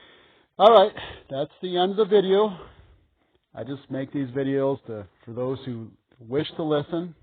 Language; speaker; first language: English; native; English